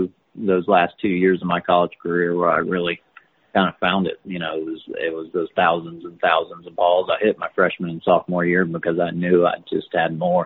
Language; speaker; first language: English; native; English